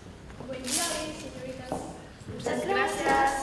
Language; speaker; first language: Spanish; non-native, learner; French